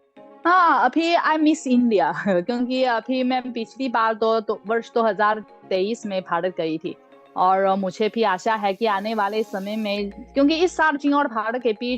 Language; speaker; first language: Hindi; non-native, fluent; Chinese